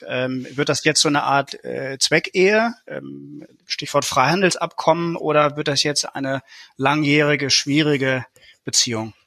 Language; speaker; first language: German; native; German